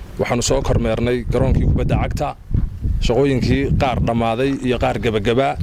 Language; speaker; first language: Somali; native; Somali